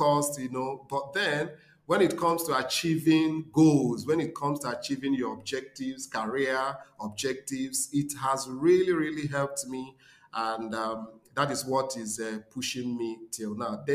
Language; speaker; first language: English; non-native, local second language; Igbo